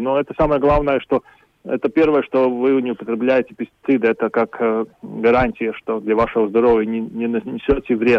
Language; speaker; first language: Russian; non-native, local second language; Latvian